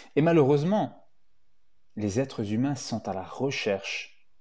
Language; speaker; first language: French; early bilingual, other home language; Italian